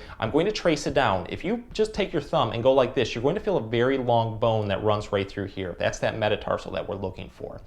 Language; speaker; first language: English; native; English